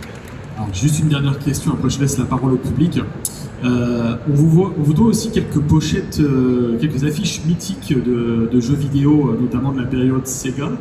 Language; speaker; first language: French; native; French